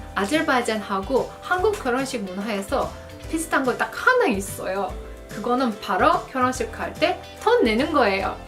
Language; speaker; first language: Korean; non-native, fluent; Azerbaijani